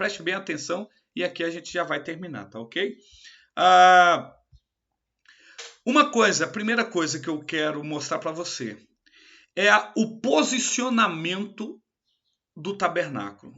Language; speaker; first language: Portuguese; native; Portuguese